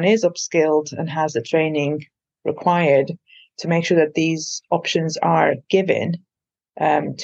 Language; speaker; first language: English; non-native, fluent; Maltese